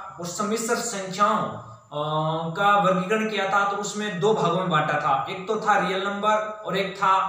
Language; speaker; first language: Hindi; native; Hindi